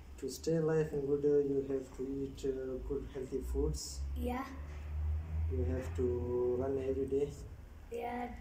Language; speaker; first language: English; non-native, fluent; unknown